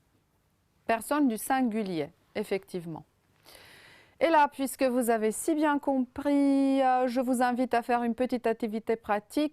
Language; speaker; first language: French; non-native, fluent; Romanian